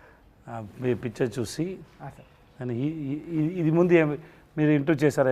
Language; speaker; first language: Telugu; non-native, learner; Tamil